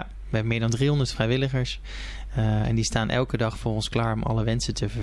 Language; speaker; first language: Dutch; native; Dutch